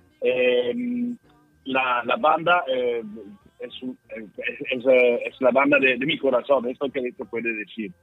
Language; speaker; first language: Spanish; non-native, learner; Italian